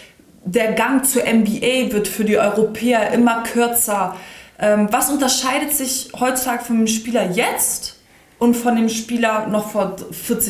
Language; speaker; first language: German; early bilingual, other home language; Serbian